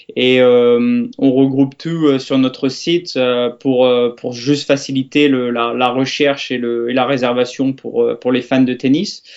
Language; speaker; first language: French; native; French